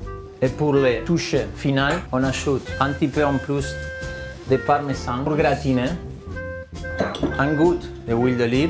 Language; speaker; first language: French; non-native, fluent; Spanish